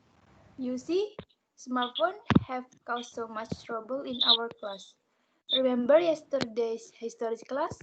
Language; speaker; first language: English; non-native, learner; Indonesian